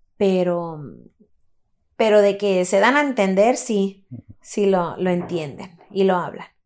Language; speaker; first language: Spanish; early bilingual, heritage; Spanish